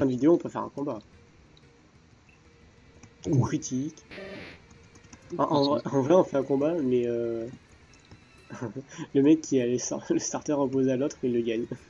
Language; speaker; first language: French; native; French